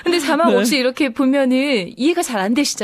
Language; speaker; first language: Korean; native; Korean